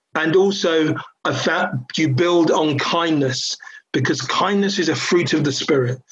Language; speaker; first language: English; native; English